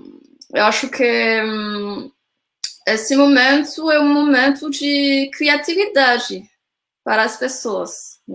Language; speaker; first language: Portuguese; non-native, fluent; French